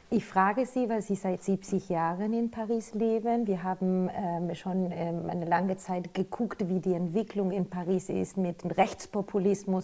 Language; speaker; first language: German; non-native, fluent; Spanish